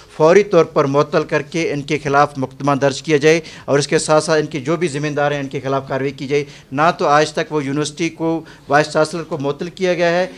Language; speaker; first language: Urdu; non-native, local second language; Baluchi